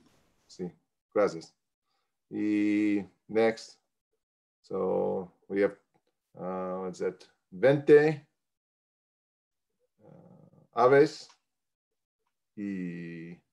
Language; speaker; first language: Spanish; non-native, learner; English